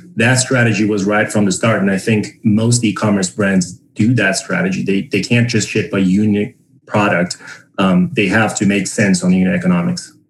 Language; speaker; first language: English; non-native, fluent; Portuguese